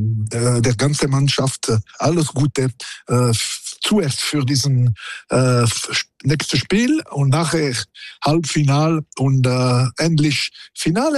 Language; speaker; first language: German; non-native, local second language; French